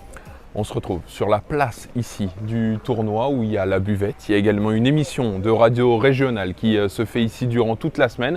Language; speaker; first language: French; native; French